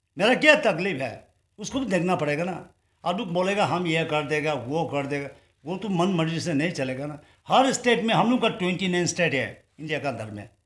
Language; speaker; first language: Hindi; non-native, local second language; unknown